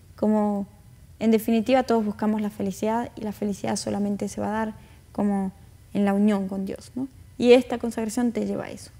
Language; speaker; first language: Spanish; native; Spanish